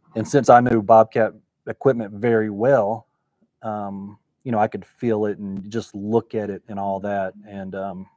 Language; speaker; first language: English; native; English